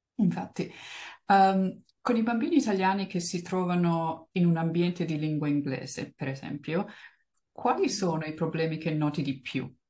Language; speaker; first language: Italian; early bilingual, heritage; Italian